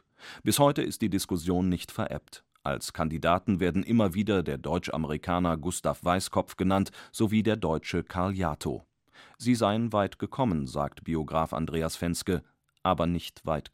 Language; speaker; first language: German; native; German